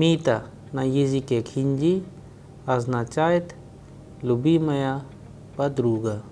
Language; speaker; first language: Russian; non-native, fluent; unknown